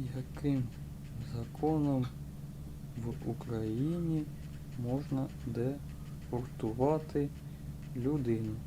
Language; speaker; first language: Ukrainian; non-native, local second language; Russian